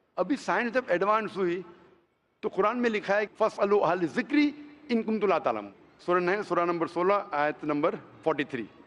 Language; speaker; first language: Hindi; non-native, local second language; Konkani